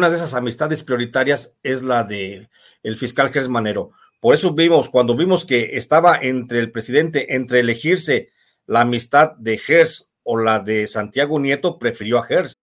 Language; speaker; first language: Spanish; native; Spanish